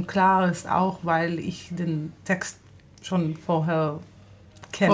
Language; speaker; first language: German; non-native, fluent; Hebrew